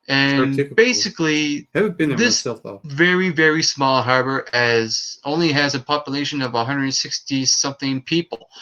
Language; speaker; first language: English; native; English